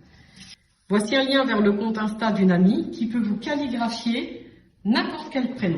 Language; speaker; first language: French; native; French